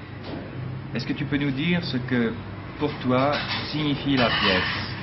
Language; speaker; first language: French; native; French